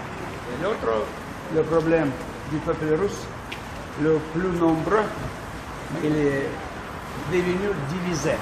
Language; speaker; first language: French; non-native, learner; Russian